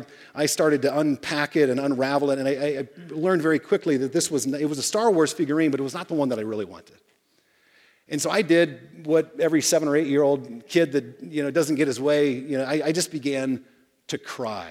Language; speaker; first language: English; native; English